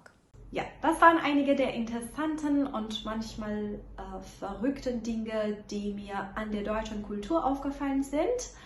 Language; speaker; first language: German; non-native, fluent; Persian